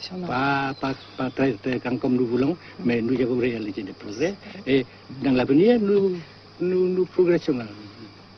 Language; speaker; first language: French; non-native, fluent; Vietnamese